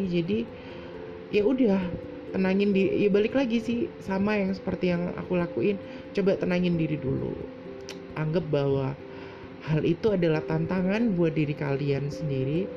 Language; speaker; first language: Indonesian; native; Indonesian